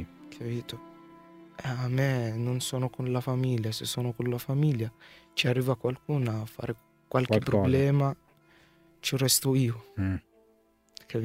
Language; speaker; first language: Italian; non-native, learner; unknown